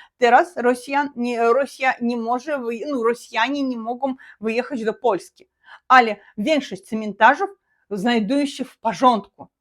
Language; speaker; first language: Polish; non-native, learner; Russian